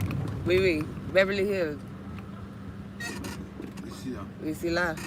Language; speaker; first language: French; non-native, learner; English